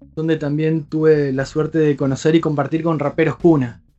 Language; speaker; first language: Spanish; native; Spanish